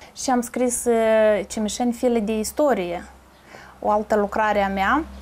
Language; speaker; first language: Romanian; native; Romanian